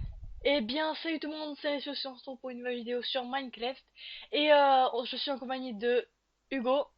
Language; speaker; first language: French; native; French